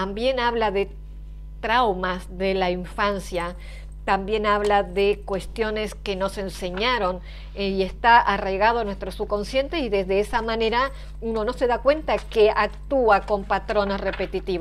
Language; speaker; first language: Spanish; native; Spanish